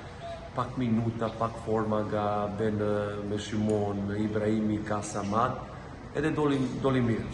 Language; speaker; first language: Albanian; non-native, learner; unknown